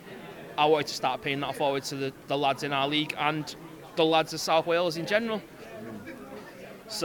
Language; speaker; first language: English; native; English